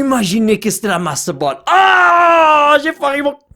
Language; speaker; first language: French; native; French